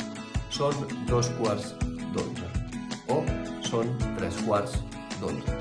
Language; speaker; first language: Catalan; non-native, fluent; Russian